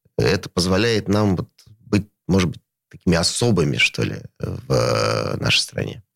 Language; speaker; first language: Russian; native; Russian